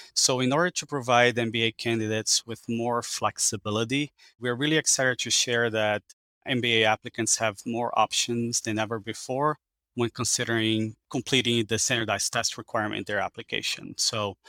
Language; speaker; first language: English; early bilingual, other home language; Portuguese